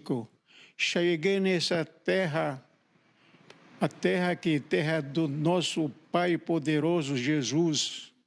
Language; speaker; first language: Portuguese; non-native, fluent; Arabic